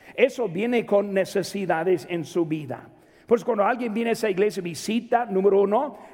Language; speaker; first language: Spanish; native; Spanish